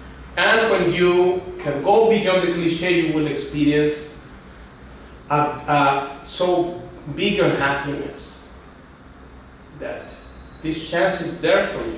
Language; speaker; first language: English; non-native, fluent; Spanish